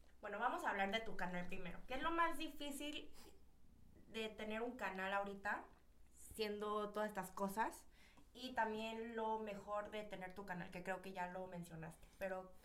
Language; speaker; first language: Spanish; early bilingual, other home language; Korean